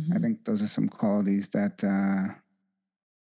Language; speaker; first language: English; native; English